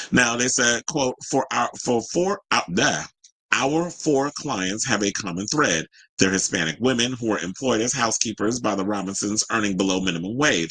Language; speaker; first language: English; native; English